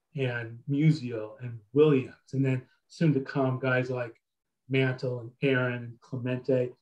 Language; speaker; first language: English; native; English